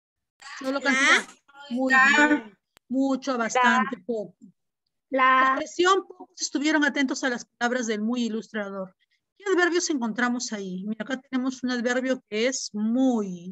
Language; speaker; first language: Spanish; native; Spanish